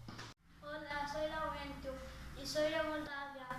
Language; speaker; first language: Spanish; non-native, learner; Romanian